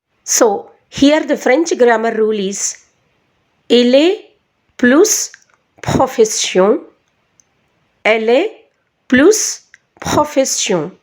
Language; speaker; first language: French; non-native, fluent; Telugu